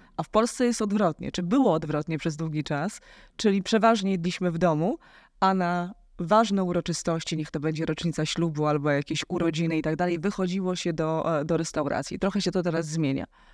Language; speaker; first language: Polish; native; Polish